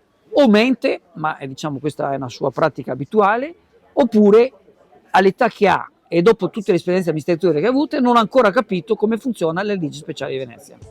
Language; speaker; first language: Italian; native; Italian